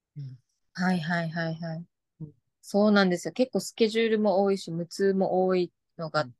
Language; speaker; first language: Japanese; native; Japanese